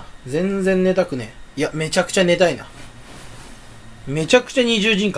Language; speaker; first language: Japanese; native; Japanese